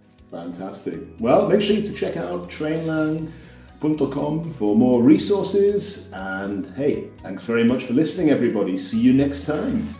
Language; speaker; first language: English; native; English